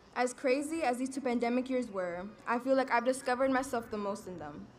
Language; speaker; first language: English; early bilingual, other home language; Spanish